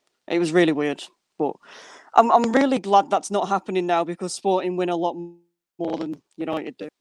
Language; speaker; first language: English; native; English